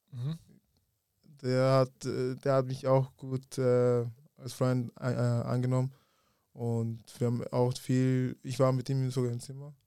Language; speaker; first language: German; early bilingual, other home language; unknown